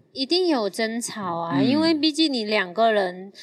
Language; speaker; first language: Chinese; non-native, fluent; Cantonese